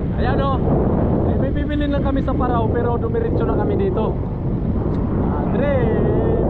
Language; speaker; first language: Filipino; non-native, local second language; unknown